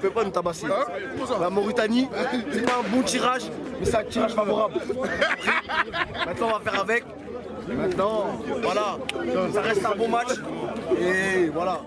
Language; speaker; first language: French; native; French